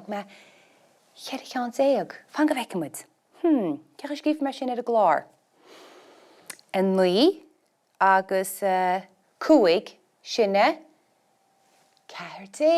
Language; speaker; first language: Irish; native; Irish